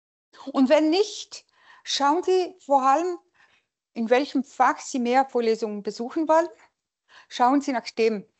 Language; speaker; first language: German; non-native, local second language; French